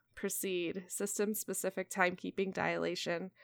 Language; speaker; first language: English; native; English